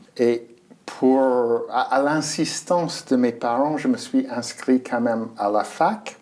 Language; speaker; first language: French; non-native, fluent; English